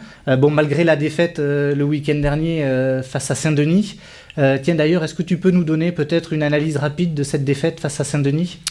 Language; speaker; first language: French; native; French